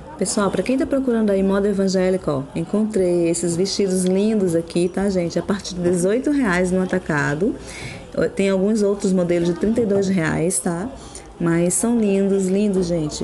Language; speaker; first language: Portuguese; native; Portuguese